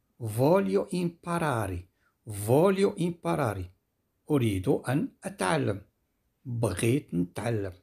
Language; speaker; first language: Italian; non-native, fluent; Arabic